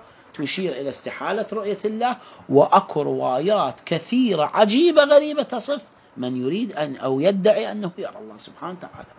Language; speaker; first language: Arabic; native; Arabic